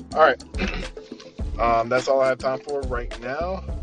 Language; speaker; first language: English; native; English